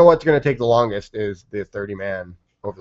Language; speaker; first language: English; native; English